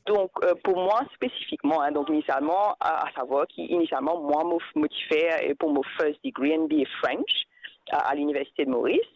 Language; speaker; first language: French; non-native, local second language; Morisyen